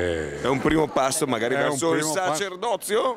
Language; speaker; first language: Italian; native; Italian